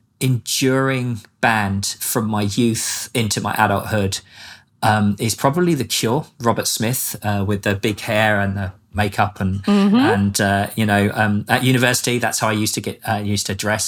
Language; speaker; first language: English; native; English